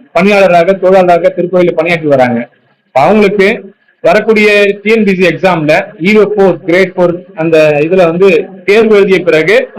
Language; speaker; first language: Tamil; native; Tamil